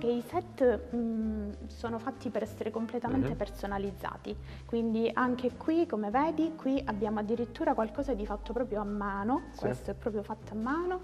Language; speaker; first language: Italian; native; Italian